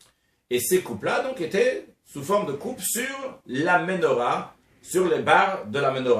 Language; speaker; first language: French; native; French